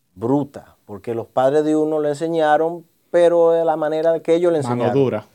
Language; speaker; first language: Spanish; early bilingual, heritage; Spanish